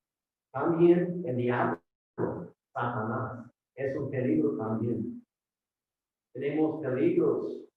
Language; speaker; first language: Spanish; non-native, fluent; English